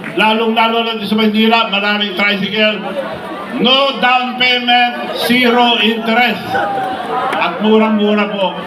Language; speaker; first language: Filipino; non-native, local second language; Iloko